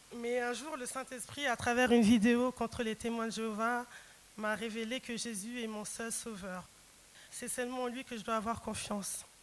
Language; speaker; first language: French; early bilingual, other home language; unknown